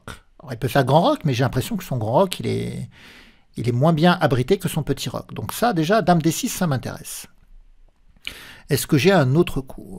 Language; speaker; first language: French; native; French